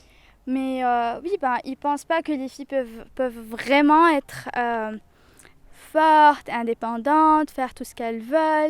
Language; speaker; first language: French; non-native, local second language; Arabic